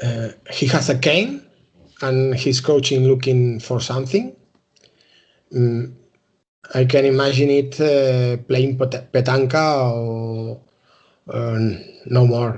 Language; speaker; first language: English; non-native, learner; Spanish